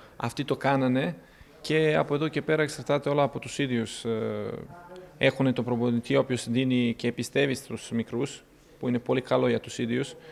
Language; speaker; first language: Greek; non-native, fluent; Serbian